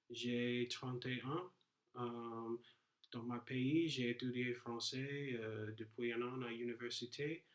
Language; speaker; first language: French; non-native, learner; English